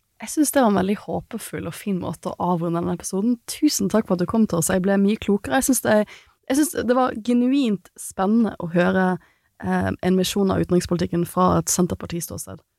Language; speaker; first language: Norwegian; native; Norwegian